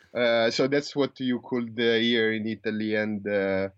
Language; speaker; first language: English; non-native, fluent; Italian